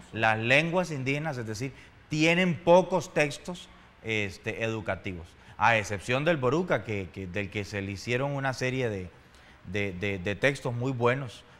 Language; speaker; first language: Spanish; native; Spanish